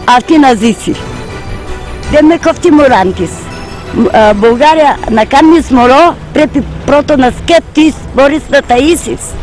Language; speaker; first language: Greek; non-native, learner; Bulgarian